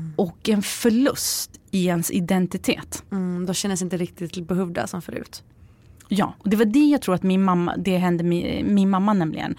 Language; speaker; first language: Swedish; early bilingual, other home language; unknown